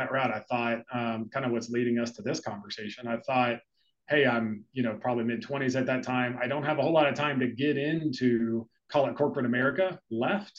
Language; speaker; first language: English; native; English